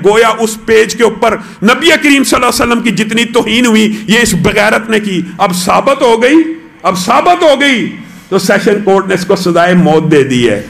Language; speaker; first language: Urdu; non-native, local second language; Punjabi